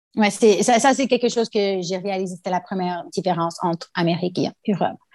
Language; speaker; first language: French; non-native, local second language; English